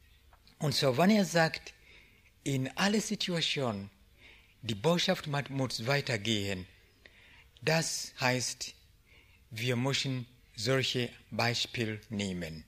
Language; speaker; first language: German; non-native, learner; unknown